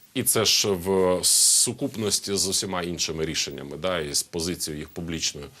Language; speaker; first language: Ukrainian; non-native, local second language; Russian